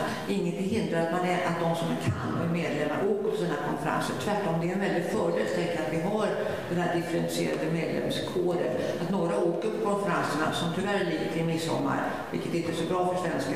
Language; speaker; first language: Swedish; native; Swedish